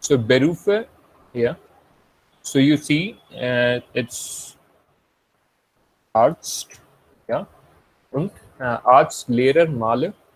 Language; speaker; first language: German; non-native, fluent; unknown